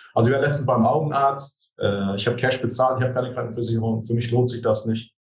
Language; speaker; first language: German; native; German